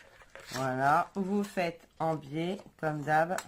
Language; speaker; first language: French; native; French